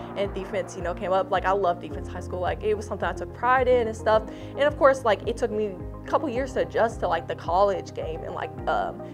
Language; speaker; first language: English; native; English